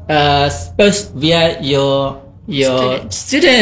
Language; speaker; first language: English; non-native, fluent; Indonesian